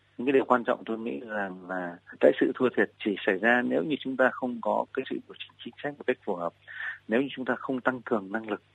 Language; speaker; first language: Vietnamese; native; Vietnamese